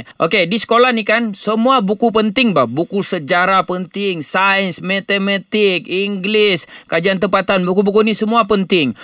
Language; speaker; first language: Malay; native; Malay